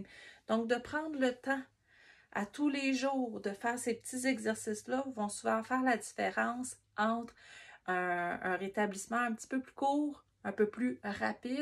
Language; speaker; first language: French; native; French